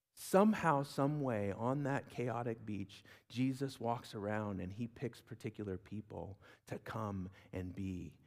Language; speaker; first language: English; native; English